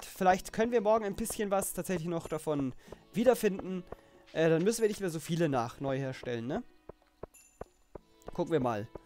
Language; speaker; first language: German; native; German